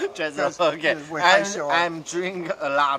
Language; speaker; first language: English; non-native, learner; Chinese